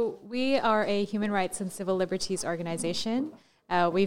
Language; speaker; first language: English; non-native, local second language; Cantonese